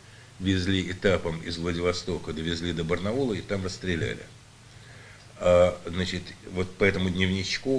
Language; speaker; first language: Russian; native; Russian